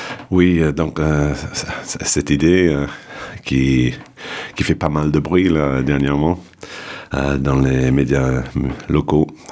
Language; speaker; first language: French; non-native, fluent; English